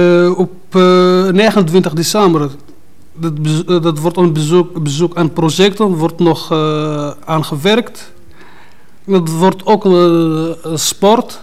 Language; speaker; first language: Dutch; non-native, fluent; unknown